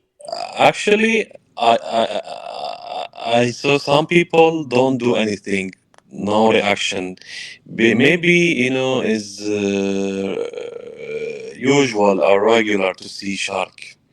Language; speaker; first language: English; non-native, learner; Arabic